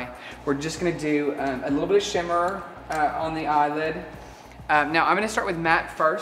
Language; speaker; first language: English; native; English